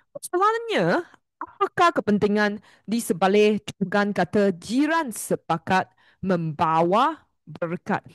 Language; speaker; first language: Malay; non-native, local second language; Chinese